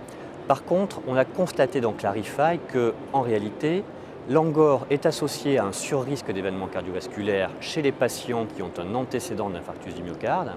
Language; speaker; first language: French; native; French